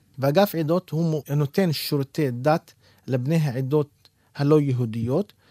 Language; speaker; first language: Hebrew; non-native, local second language; Arabic